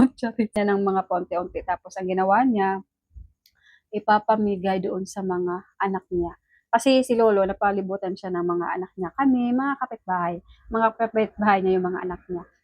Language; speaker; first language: Filipino; non-native, local second language; Cebuano